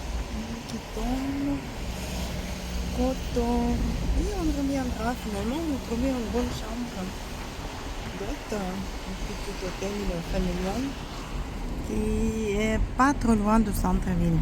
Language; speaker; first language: French; non-native, fluent; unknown